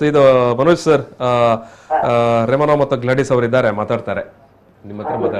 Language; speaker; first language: Kannada; native; Kannada